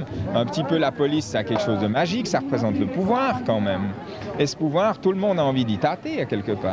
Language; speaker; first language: French; native; French